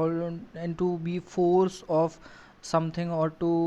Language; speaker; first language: English; non-native, local second language; Hindi